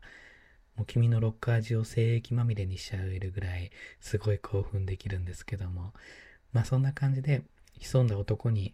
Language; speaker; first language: Japanese; native; Japanese